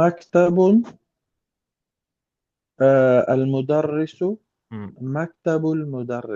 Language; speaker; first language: Arabic; non-native, learner; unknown